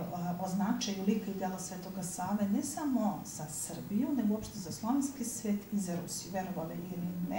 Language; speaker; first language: Croatian; native; Croatian